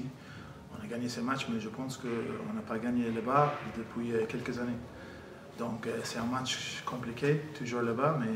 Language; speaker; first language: French; non-native, fluent; English